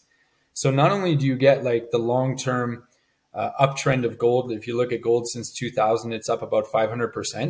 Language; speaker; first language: English; native; English